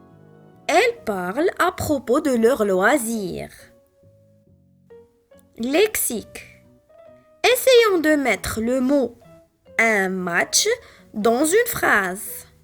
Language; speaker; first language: French; non-native, local second language; Arabic